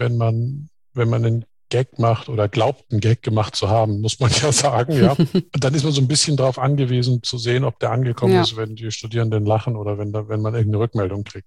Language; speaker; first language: German; native; German